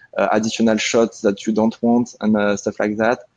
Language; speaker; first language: English; non-native, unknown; French